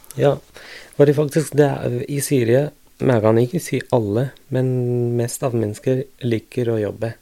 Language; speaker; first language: Norwegian; non-native, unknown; Arabic